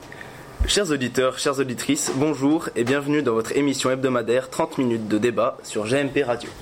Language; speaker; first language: French; native; French